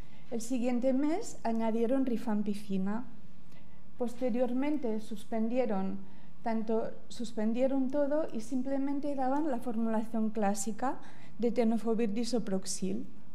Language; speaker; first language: Spanish; native; Spanish